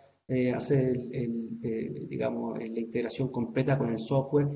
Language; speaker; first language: Spanish; native; Spanish